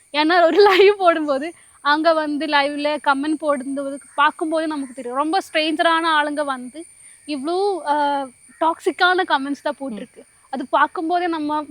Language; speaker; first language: Tamil; non-native, learner; Malayalam